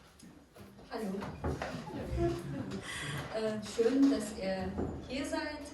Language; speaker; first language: German; non-native, fluent; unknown